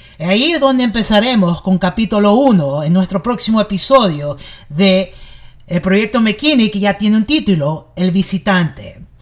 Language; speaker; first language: Spanish; early bilingual, heritage; English